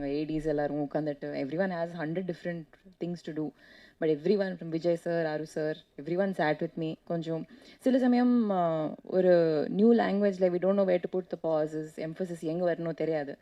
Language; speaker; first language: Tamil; non-native, learner; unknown